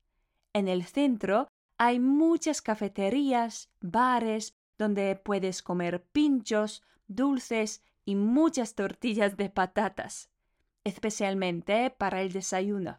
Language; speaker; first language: Spanish; non-native, fluent; Polish